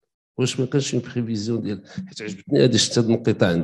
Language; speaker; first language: Arabic; native; Arabic